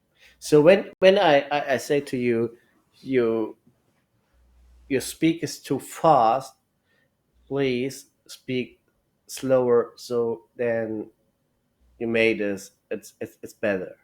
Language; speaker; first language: English; non-native, learner; German